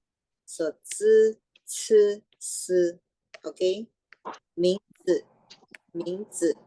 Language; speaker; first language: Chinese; non-native, fluent; Filipino